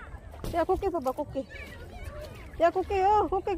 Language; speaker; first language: Korean; non-native, learner; Filipino